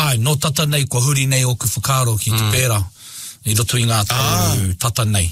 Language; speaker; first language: Māori; non-native, local second language; English